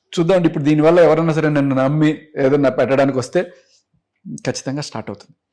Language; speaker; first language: Telugu; native; Telugu